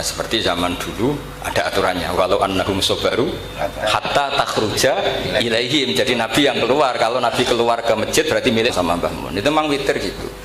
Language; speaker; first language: Indonesian; non-native, local second language; Javanese